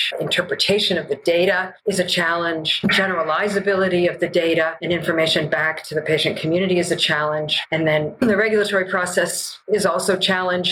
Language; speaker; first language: English; native; English